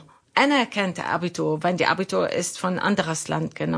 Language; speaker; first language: German; non-native, learner; Arabic